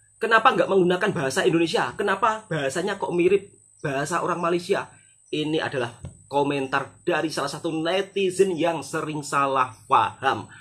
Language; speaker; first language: Indonesian; native; Indonesian